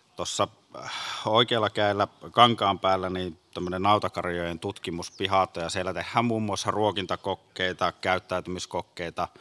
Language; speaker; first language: Finnish; native; Finnish